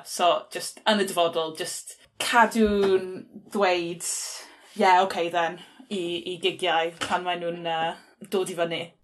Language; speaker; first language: Welsh; non-native, local second language; English